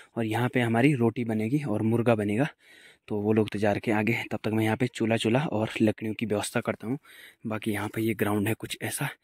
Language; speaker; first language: Hindi; non-native, local second language; Garhwali